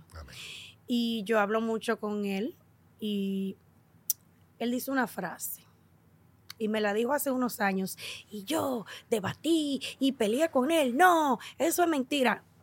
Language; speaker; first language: Spanish; early bilingual, heritage; Spanish